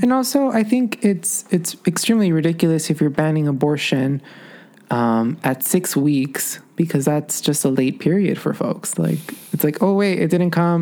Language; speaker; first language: English; early bilingual, other home language; Spanish